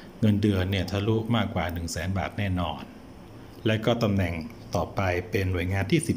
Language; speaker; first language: Thai; native; Thai